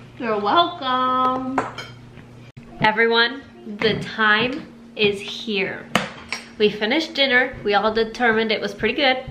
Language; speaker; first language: English; native; English